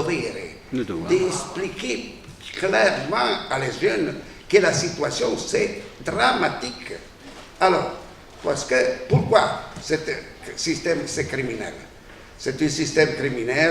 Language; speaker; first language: French; non-native, fluent; Italian